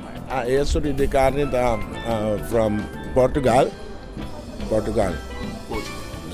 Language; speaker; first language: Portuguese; non-native, learner; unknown